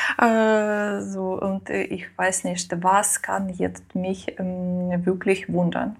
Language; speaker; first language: German; non-native, learner; Ukrainian